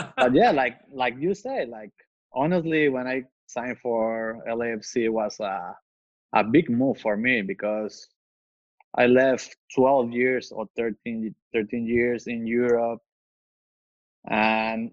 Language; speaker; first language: English; non-native, fluent; Spanish